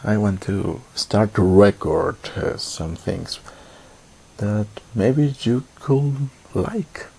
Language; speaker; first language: English; non-native, learner; Spanish